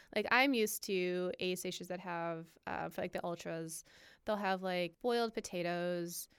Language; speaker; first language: English; native; English